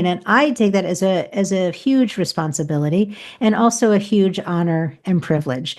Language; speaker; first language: English; native; English